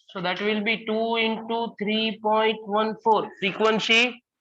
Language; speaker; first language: English; non-native, local second language; Hindi